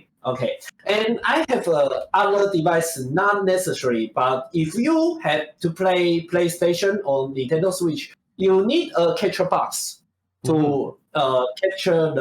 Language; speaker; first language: English; non-native, learner; Chinese